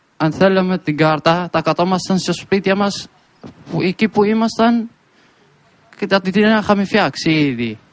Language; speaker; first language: Greek; non-native, fluent; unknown